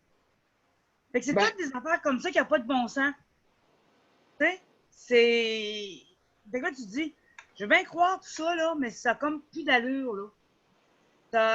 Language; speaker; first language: French; native; French